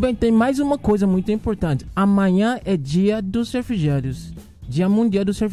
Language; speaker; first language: Portuguese; non-native, fluent; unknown